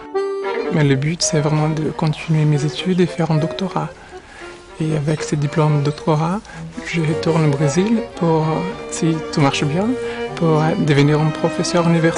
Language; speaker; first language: French; non-native, fluent; Portuguese